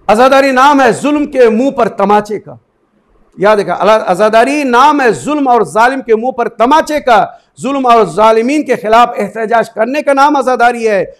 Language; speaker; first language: Hindi; native; Hindi